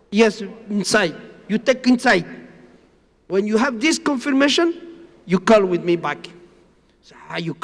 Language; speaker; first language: English; non-native, learner; Spanish